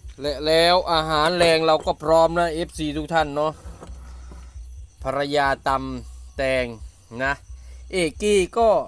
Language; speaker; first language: Thai; native; Thai